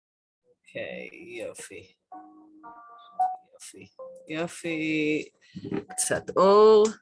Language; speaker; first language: Hebrew; non-native, fluent; English